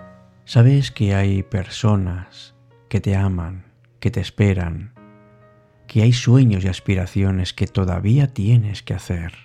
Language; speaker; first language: Spanish; native; Spanish